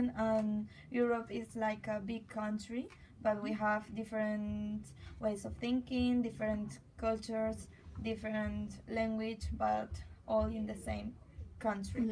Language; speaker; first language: English; non-native, learner; Spanish